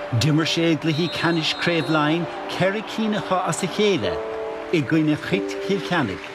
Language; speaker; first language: Irish; native; Irish